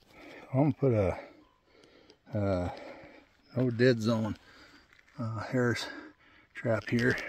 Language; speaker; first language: English; native; English